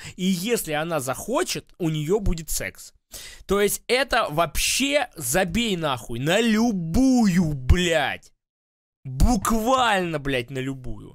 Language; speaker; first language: Russian; native; Russian